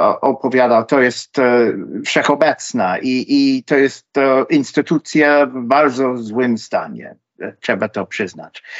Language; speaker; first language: Polish; non-native, fluent; English